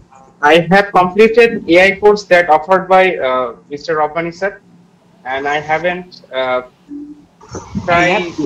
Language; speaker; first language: English; non-native, learner; Bangla